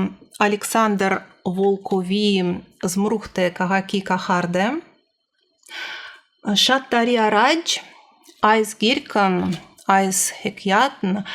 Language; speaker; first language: Armenian; non-native, learner; Russian